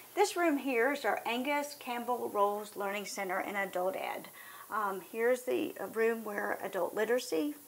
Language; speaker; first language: English; native; English